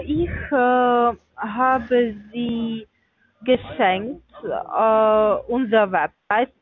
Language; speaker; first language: German; non-native, learner; Russian